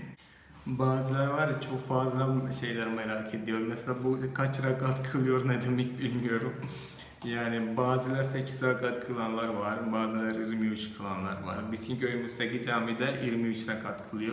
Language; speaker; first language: Turkish; non-native, fluent; Malayalam